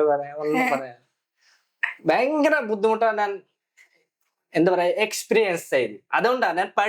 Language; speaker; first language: Malayalam; non-native, fluent; Bangla